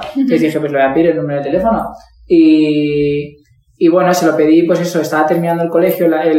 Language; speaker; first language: Spanish; native; Spanish